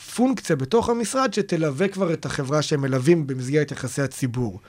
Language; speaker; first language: Hebrew; native; Hebrew